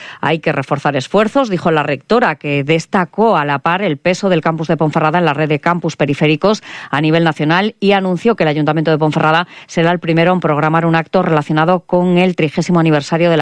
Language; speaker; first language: Spanish; native; Spanish